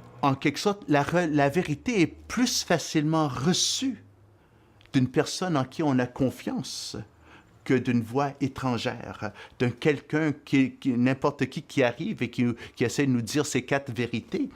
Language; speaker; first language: French; native; French